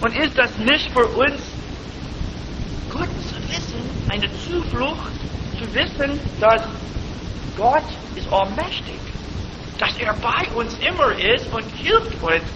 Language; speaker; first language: German; non-native, fluent; English